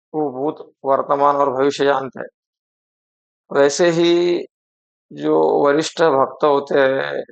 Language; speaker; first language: Hindi; non-native, local second language; Marathi